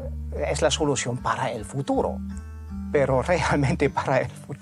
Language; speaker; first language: Spanish; non-native, fluent; German